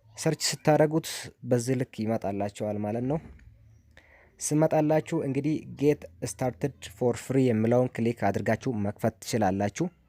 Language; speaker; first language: Amharic; non-native, local second language; Oromo